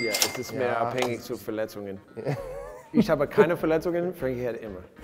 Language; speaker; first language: German; non-native, learner; English